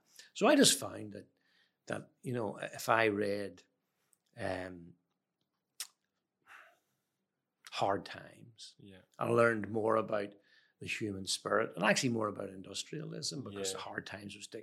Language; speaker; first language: English; native; English